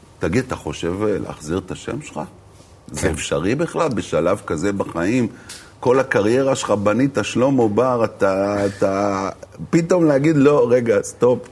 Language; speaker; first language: Hebrew; native; Hebrew